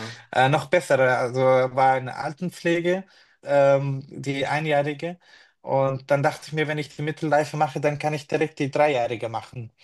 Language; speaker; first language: German; non-native, fluent; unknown